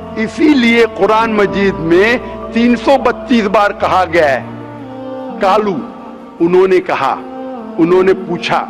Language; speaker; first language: Hindi; non-native, local second language; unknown